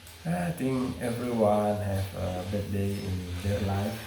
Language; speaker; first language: English; non-native, learner; Indonesian